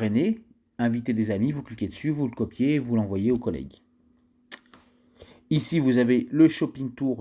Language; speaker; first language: French; native; French